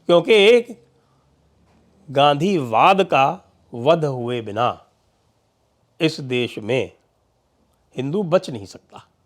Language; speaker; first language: Hindi; native; Hindi